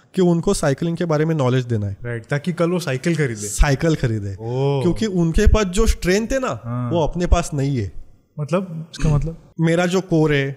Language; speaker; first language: Hindi; non-native, local second language; Marathi